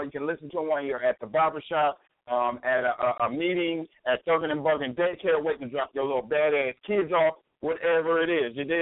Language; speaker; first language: English; native; English